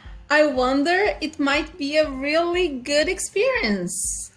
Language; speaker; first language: English; non-native, fluent; Portuguese